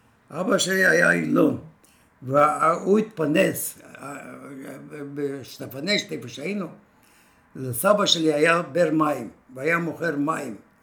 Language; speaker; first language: Hebrew; non-native, fluent; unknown